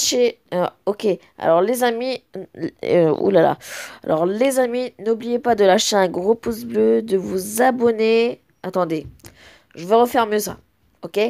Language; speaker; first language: French; native; French